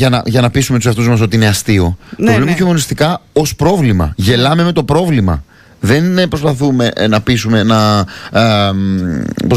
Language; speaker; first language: Greek; native; Greek